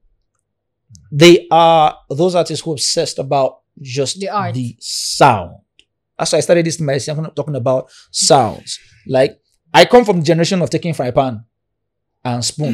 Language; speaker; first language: English; non-native, local second language; Yoruba